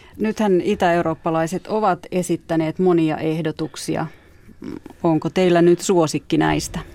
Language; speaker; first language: Finnish; native; Finnish